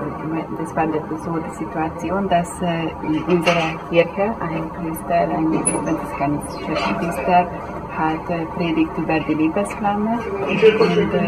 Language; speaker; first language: German; non-native, learner; Hungarian